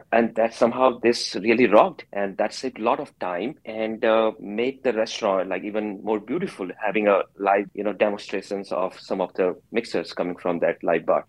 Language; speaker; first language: English; non-native, local second language; Hindi